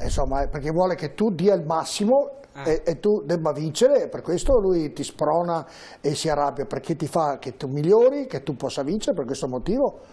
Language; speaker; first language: Italian; native; Italian